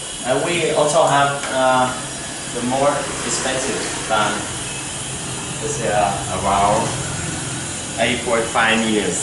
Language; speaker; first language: English; non-native, learner; Vietnamese